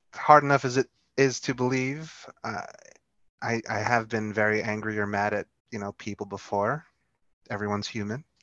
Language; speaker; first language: English; early bilingual, other home language; Filipino